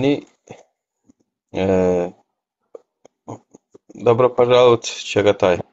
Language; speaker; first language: Russian; non-native, local second language; Turkmen